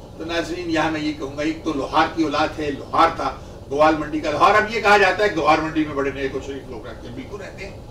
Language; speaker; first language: Urdu; native; Urdu